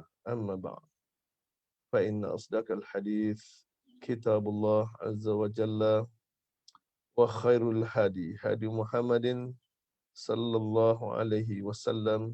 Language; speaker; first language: Arabic; non-native, fluent; Malay